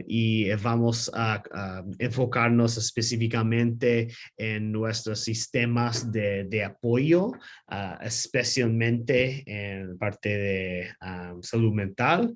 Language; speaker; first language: Spanish; non-native, learner; English